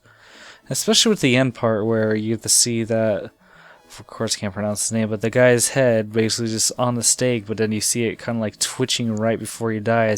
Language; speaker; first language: English; native; English